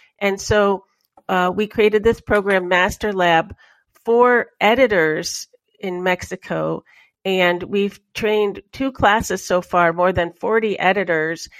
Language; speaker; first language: English; native; English